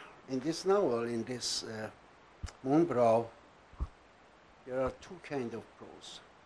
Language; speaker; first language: English; non-native, fluent; Persian